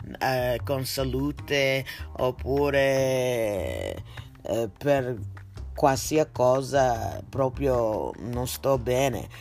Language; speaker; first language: Italian; non-native, learner; English